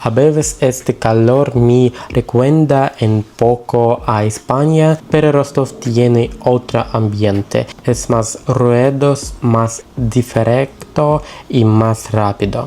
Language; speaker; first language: Spanish; non-native, learner; Russian